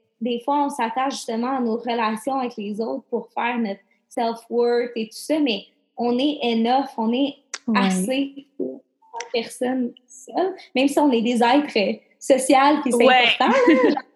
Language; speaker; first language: French; native; French